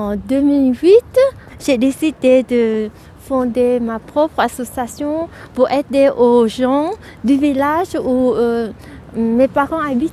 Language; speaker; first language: French; non-native, fluent; Vietnamese